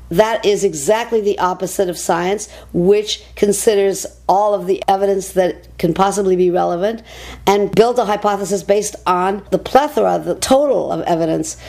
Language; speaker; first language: English; native; English